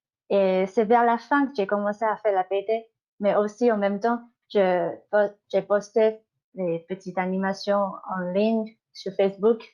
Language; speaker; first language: French; non-native, fluent; Chinese